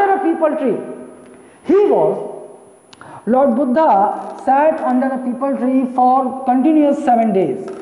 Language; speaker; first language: English; non-native, local second language; Hindi